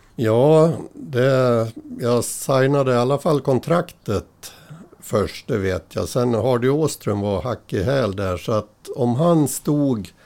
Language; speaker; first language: Swedish; native; Swedish